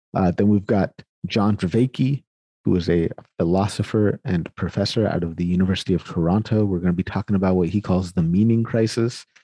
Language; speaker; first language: English; native; English